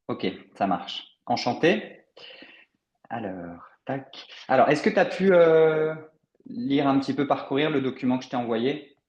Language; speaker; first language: French; native; French